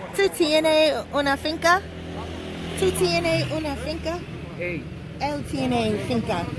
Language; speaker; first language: Spanish; non-native, learner; English